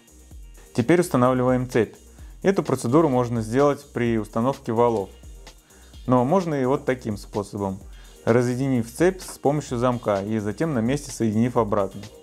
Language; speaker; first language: Russian; native; Russian